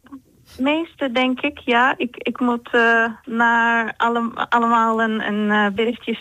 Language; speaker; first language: Dutch; non-native, fluent; Turkish